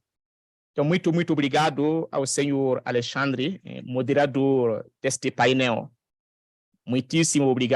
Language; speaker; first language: Portuguese; non-native, fluent; French